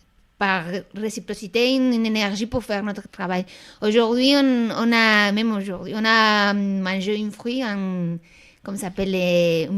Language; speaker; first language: French; non-native, fluent; Spanish